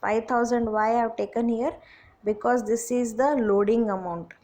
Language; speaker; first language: English; non-native, local second language; Kannada